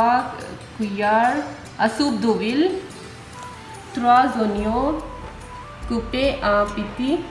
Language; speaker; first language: French; non-native, learner; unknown